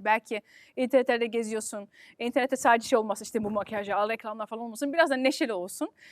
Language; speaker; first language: Turkish; early bilingual, heritage; Turkish